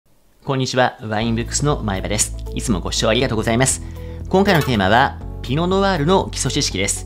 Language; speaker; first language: Japanese; native; Japanese